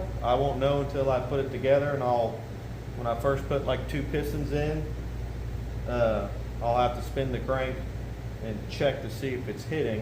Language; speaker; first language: English; native; English